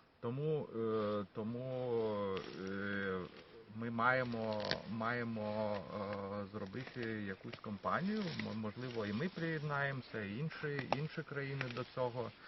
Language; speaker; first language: Ukrainian; non-native, fluent; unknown